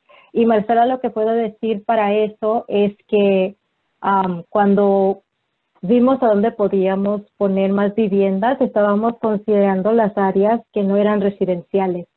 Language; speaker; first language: Spanish; early bilingual, heritage; Spanish